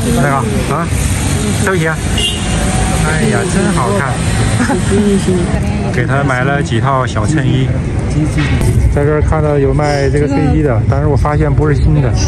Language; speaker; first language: Chinese; native; Chinese